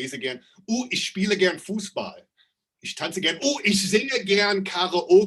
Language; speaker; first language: German; non-native, fluent; English